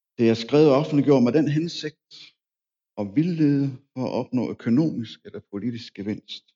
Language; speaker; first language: Danish; native; Danish